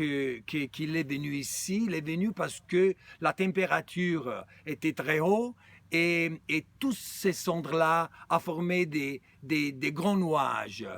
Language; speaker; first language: French; non-native, fluent; Italian